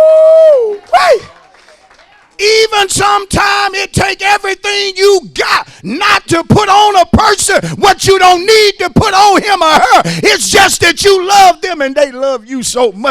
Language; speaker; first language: English; native; English